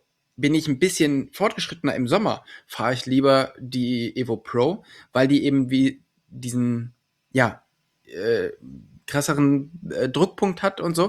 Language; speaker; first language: German; native; German